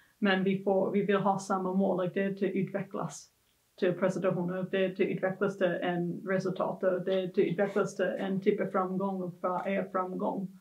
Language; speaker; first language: Swedish; non-native, fluent; English